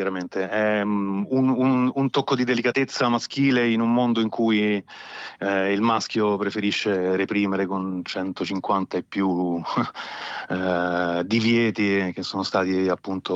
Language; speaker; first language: Italian; native; Italian